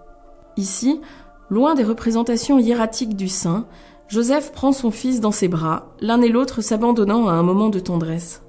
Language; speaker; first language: French; native; French